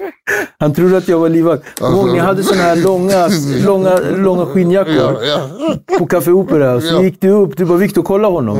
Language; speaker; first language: Swedish; native; Swedish